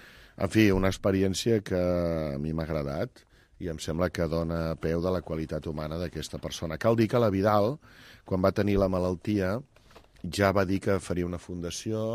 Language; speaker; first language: Catalan; native; Catalan